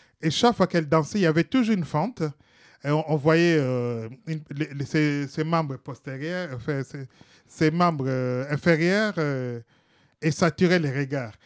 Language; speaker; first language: French; non-native, local second language; Lingala